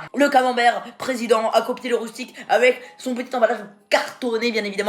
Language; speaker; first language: French; native; French